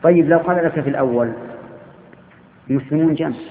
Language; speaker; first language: Arabic; native; Arabic